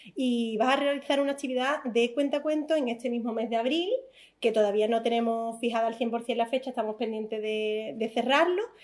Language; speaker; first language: Spanish; native; Spanish